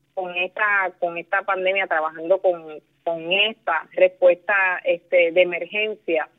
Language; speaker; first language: Spanish; native; Spanish